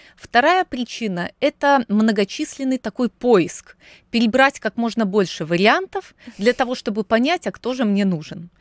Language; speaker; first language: Russian; native; Russian